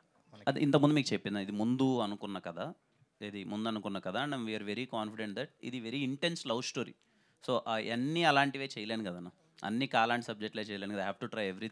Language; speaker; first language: Telugu; native; Telugu